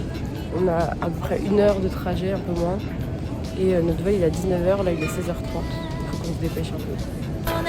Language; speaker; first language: French; native; French